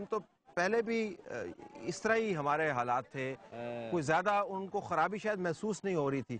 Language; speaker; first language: Urdu; native; Urdu